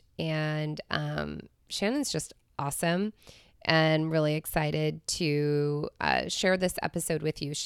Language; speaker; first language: English; native; English